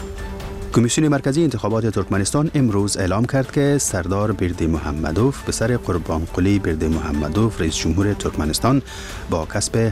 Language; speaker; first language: Persian; native; Persian